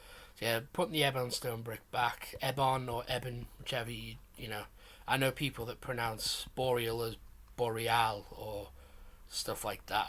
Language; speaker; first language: English; native; English